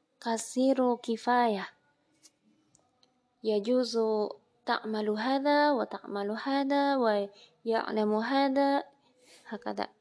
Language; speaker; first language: Arabic; non-native, learner; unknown